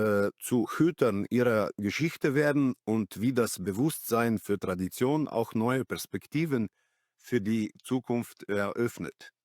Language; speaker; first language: German; non-native, fluent; Slovenian